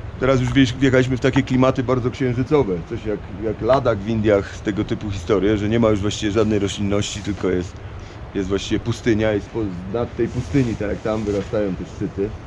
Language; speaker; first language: Polish; native; Polish